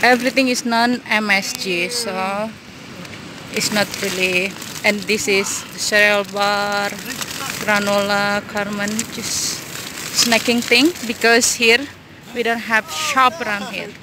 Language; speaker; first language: English; non-native, learner; Indonesian